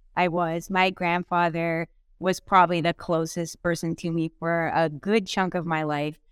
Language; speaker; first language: English; native; English